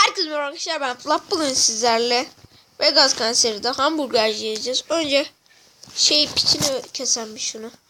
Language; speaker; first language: Turkish; native; Turkish